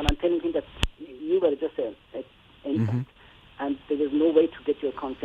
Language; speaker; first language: English; non-native, fluent; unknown